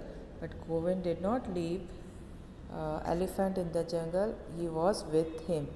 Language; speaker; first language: English; non-native, local second language; Hindi